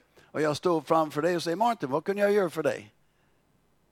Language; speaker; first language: Swedish; non-native, fluent; English